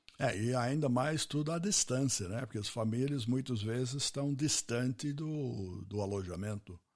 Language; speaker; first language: Portuguese; non-native, fluent; English